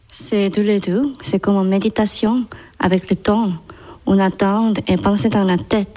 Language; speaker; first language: French; non-native, learner; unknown